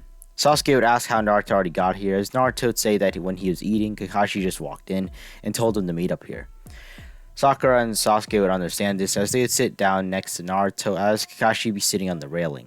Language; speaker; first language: English; native; English